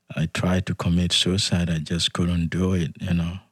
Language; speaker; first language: English; non-native, fluent; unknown